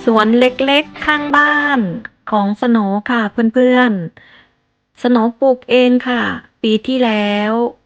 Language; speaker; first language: Thai; native; Thai